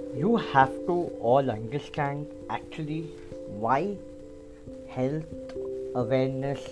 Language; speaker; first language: English; non-native, local second language; Bangla